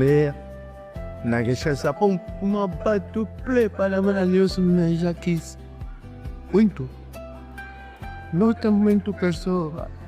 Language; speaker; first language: Portuguese; non-native, learner; Lingala